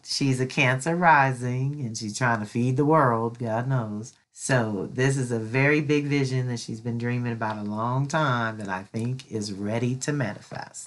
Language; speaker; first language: English; native; English